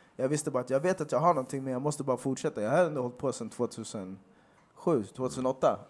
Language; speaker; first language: Swedish; native; Swedish